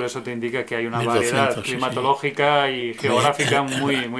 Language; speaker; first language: Spanish; native; Spanish